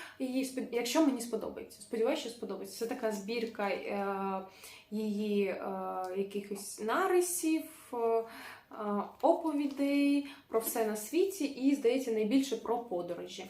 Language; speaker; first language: Ukrainian; non-native, local second language; Russian